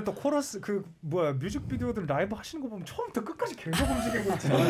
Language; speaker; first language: Korean; native; Korean